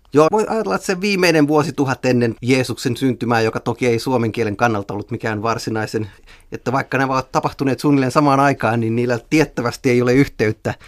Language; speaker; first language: Finnish; native; Finnish